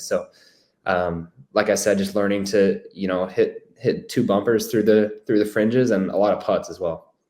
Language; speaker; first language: English; native; English